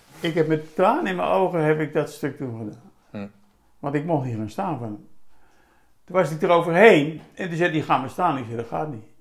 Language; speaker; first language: Dutch; native; Dutch